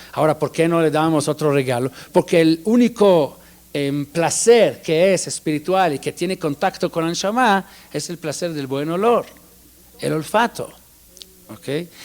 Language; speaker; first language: Spanish; non-native, fluent; Hebrew